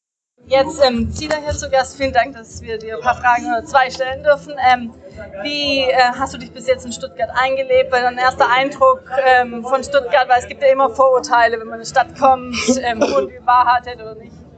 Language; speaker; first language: German; native; German